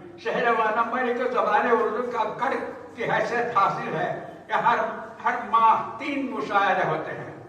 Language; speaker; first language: Urdu; native; Urdu